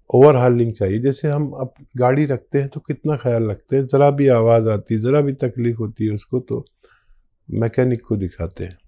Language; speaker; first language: Hindi; native; Hindi